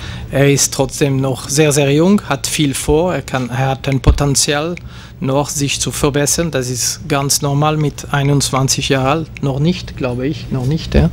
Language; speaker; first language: German; non-native, local second language; French